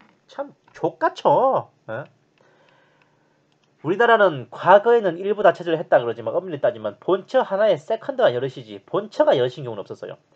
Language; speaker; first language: Korean; native; Korean